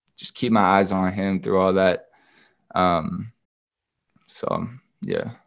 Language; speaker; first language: English; native; English